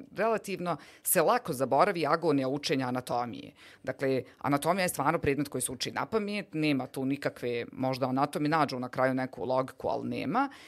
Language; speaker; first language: Bosnian; native; Bosnian